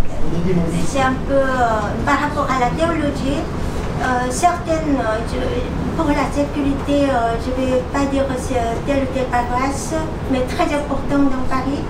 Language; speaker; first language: French; non-native, fluent; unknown